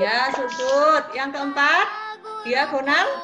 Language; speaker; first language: Indonesian; native; Indonesian